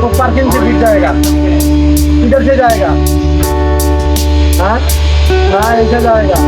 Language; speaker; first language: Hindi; non-native, local second language; Bangla